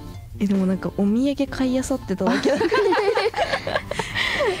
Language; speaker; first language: Japanese; native; Japanese